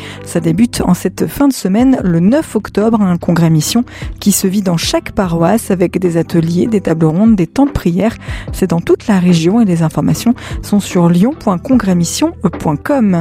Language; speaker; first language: French; native; French